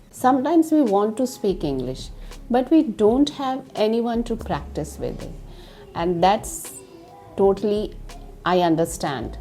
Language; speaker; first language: English; non-native, learner; Hindi